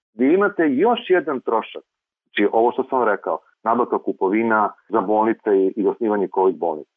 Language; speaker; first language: Serbian; native; Serbian